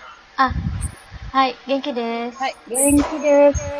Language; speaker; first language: Japanese; non-native, learner; Filipino